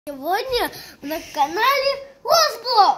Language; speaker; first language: Russian; early bilingual, heritage; Russian